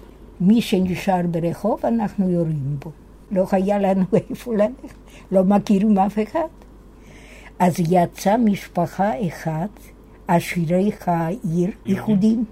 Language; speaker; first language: Hebrew; non-native, fluent; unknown